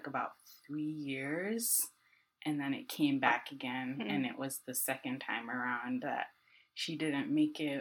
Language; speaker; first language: English; non-native, local second language; Akan